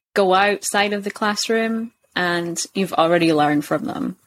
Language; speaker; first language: English; native; English